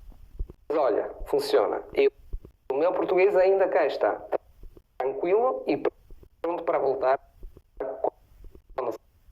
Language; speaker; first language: Portuguese; non-native, fluent; Italian